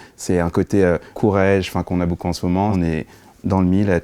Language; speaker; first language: French; native; French